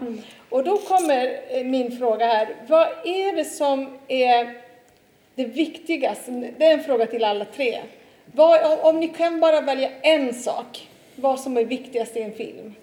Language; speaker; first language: Swedish; non-native, fluent; Italian